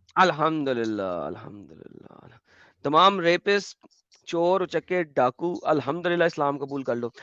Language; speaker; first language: Urdu; non-native, local second language; Punjabi